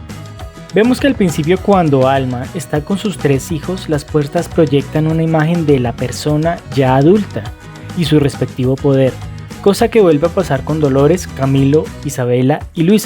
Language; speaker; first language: Spanish; native; Spanish